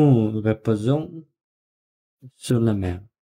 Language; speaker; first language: French; non-native, learner; Russian